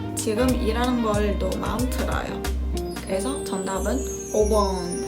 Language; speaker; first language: Korean; non-native, fluent; Chinese